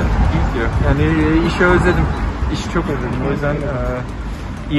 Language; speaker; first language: Turkish; early bilingual, heritage; Turkish